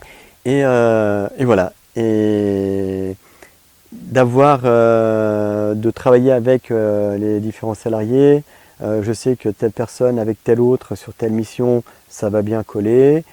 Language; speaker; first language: French; native; French